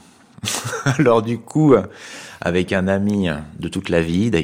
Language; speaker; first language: French; native; French